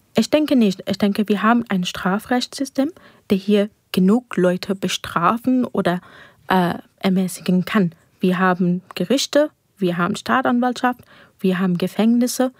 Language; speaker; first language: German; non-native, fluent; Persian